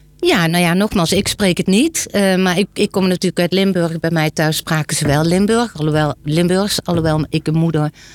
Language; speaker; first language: Dutch; native; Dutch